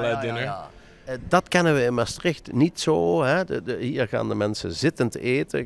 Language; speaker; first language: Dutch; native; Dutch